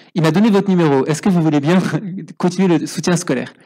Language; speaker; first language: French; native; French